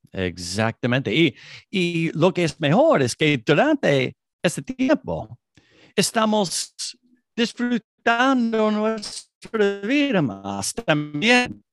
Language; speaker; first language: Spanish; non-native, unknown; English